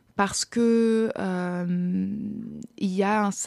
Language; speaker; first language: French; non-native, fluent; German